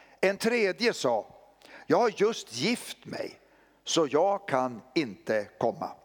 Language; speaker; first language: Swedish; native; Swedish